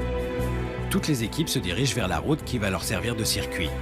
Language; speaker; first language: French; native; French